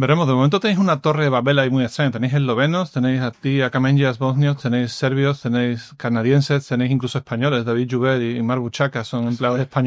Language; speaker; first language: Spanish; native; Spanish